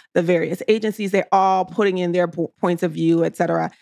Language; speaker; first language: English; native; English